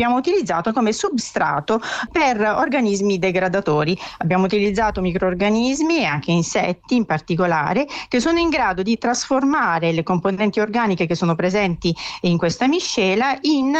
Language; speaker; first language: Italian; native; Italian